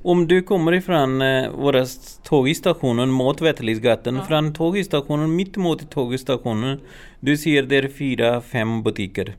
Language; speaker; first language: Swedish; non-native, fluent; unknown